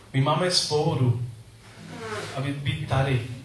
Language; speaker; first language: Czech; non-native, learner; English